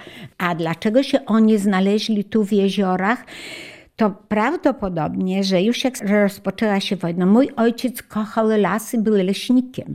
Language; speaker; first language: Polish; native; Polish